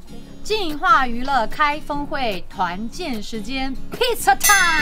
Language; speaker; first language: Chinese; native; Chinese